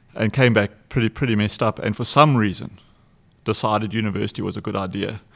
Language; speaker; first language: English; native; English